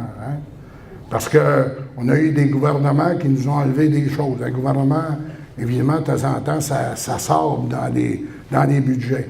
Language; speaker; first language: French; native; French